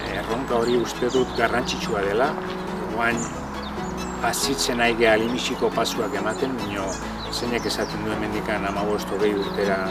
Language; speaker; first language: Basque; native; Basque